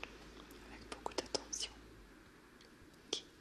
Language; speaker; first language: French; non-native, fluent; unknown